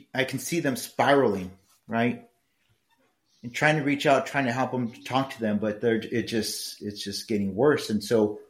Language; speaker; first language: English; early bilingual, other home language; Spanish